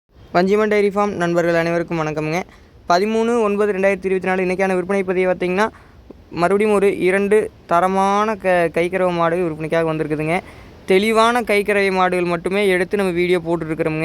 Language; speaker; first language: Tamil; native; Tamil